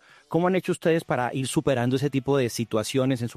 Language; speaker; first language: Spanish; native; Spanish